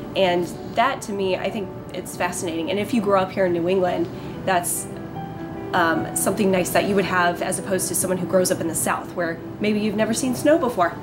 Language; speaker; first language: English; native; English